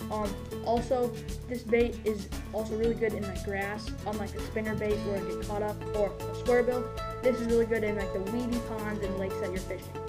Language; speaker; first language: English; native; English